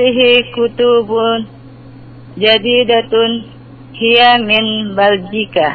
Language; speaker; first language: Arabic; non-native, learner; Indonesian